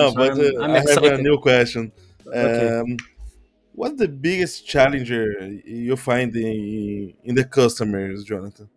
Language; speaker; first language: English; non-native, learner; Portuguese